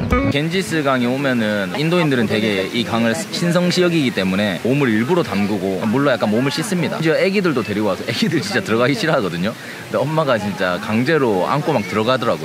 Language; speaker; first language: Korean; native; Korean